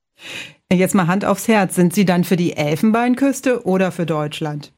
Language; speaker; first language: German; native; German